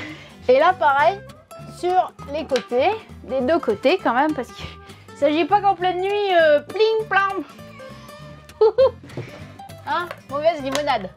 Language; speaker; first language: French; native; French